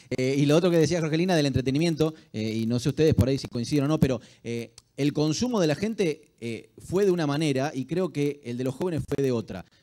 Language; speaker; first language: Spanish; native; Spanish